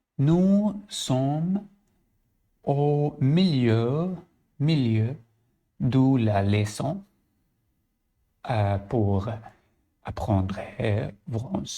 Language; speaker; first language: French; non-native, learner; Arabic